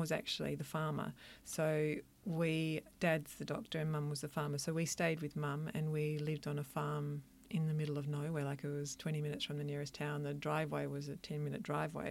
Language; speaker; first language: English; native; English